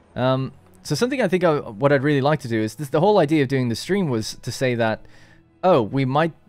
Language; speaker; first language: English; native; English